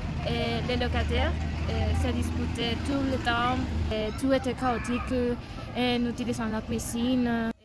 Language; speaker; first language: French; non-native, learner; Spanish